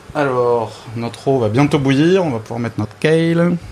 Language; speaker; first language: French; native; French